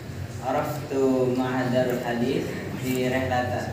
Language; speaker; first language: Arabic; non-native, learner; Indonesian